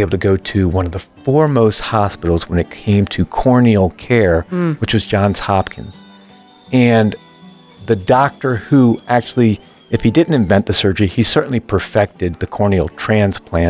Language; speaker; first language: English; native; English